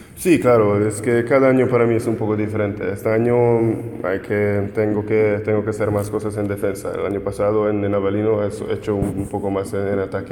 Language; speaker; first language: Spanish; non-native, fluent; Hungarian